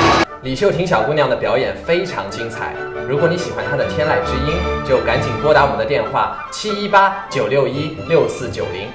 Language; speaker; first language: Chinese; native; Chinese